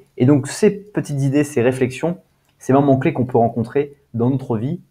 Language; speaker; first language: French; native; French